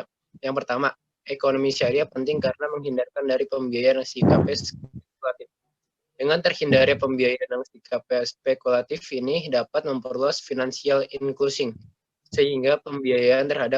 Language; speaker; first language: Indonesian; native; Indonesian